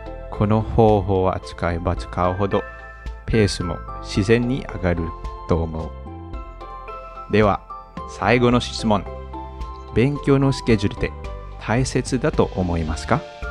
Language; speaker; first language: Japanese; non-native, fluent; English